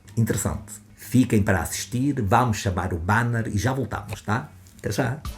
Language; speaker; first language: Portuguese; native; Portuguese